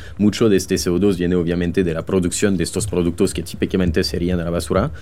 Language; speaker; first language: Spanish; non-native, fluent; French